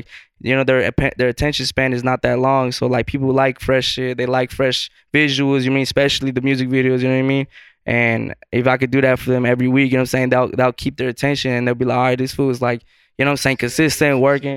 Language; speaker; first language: English; native; English